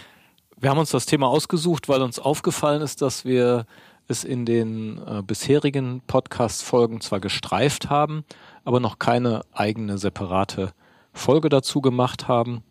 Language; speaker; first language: German; native; German